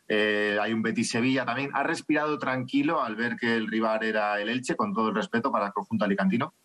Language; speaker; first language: Spanish; native; Spanish